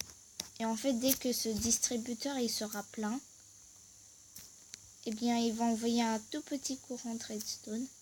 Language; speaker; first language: French; native; French